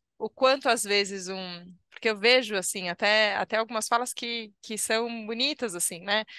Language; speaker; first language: Portuguese; native; Portuguese